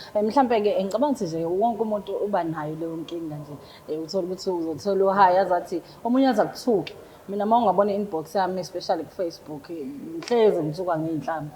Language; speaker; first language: Zulu; native; Zulu